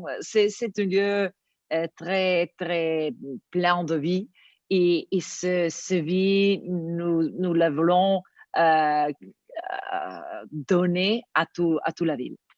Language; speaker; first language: French; non-native, learner; Italian